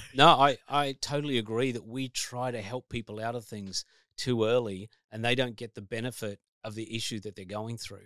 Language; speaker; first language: English; native; English